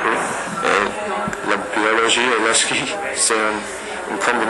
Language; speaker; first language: French; non-native, learner; English